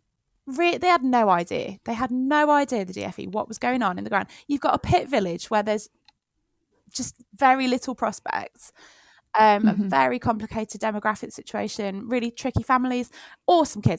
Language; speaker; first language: English; native; English